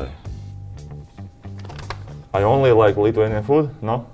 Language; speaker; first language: English; non-native, fluent; Latvian